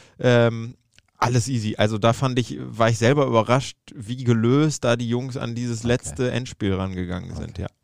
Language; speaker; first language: German; native; German